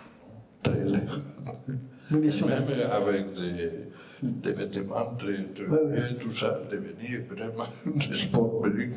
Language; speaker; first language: French; non-native, fluent; Spanish